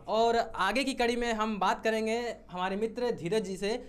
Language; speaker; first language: Hindi; native; Hindi